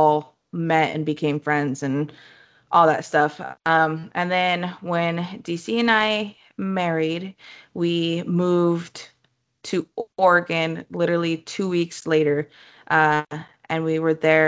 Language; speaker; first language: English; native; English